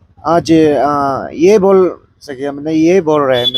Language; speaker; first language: Hindi; non-native, local second language; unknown